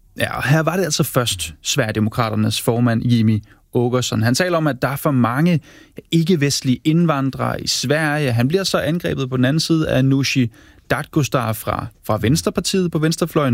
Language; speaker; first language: Danish; native; Danish